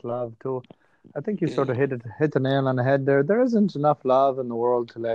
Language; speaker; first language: English; native; English